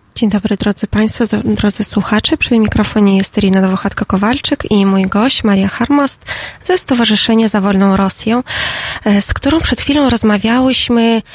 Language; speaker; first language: Polish; non-native, fluent; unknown